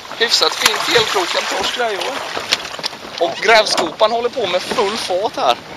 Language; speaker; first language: Swedish; early bilingual, other home language; Russian